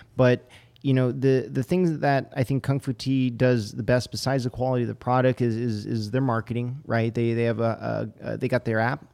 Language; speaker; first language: English; native; English